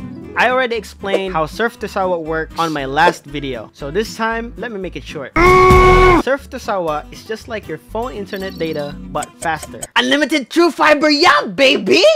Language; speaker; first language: English; non-native, fluent; Filipino